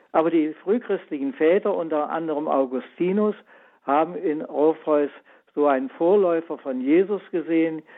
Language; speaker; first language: German; native; German